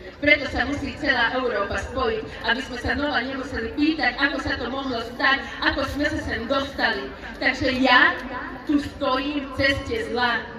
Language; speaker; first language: Slovak; non-native, local second language; Hungarian